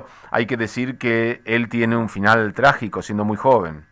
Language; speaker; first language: Spanish; native; Spanish